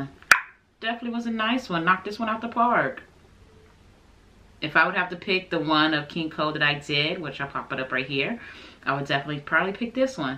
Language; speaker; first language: English; native; English